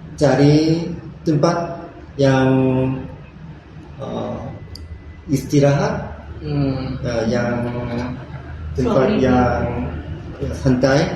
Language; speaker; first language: Indonesian; non-native, learner; Korean